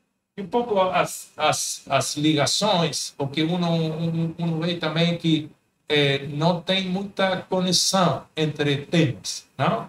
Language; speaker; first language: Portuguese; non-native, fluent; Spanish